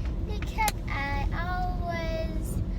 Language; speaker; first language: English; non-native, learner; Vietnamese